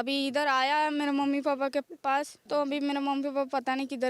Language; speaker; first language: Hindi; early bilingual, other home language; Bangla